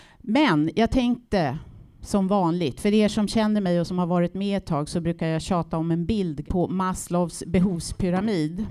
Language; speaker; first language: Swedish; native; Swedish